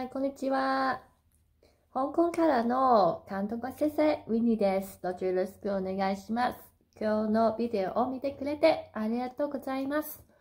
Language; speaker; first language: Japanese; non-native, fluent; Cantonese